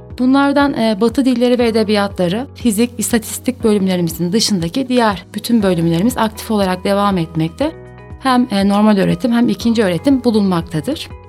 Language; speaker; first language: Turkish; native; Turkish